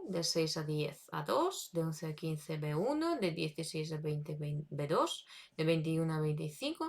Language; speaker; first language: Spanish; non-native, fluent; Ukrainian